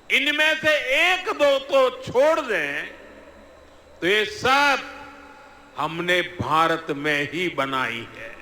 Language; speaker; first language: Hindi; non-native, local second language; Gujarati